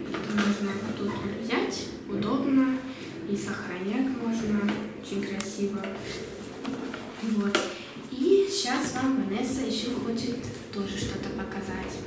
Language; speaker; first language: Russian; early bilingual, heritage; Russian